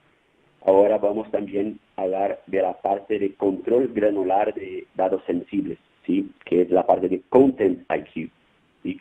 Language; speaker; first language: Spanish; non-native, fluent; Portuguese